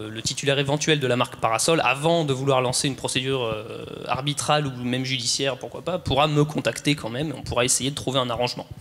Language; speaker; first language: French; native; French